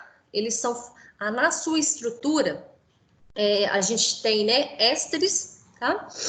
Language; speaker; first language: Portuguese; native; Portuguese